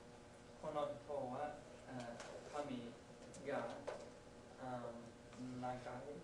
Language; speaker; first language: Japanese; non-native, learner; English